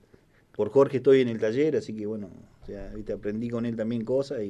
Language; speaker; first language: Spanish; native; Spanish